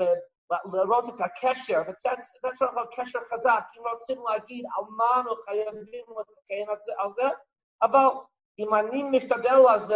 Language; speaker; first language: Hebrew; non-native, fluent; English